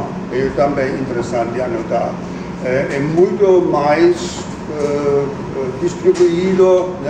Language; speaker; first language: Portuguese; non-native, fluent; German